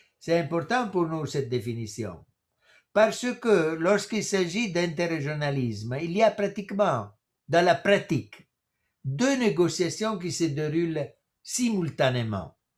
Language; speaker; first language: French; non-native, fluent; Italian